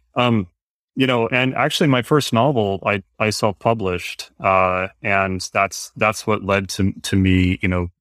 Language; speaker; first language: English; native; English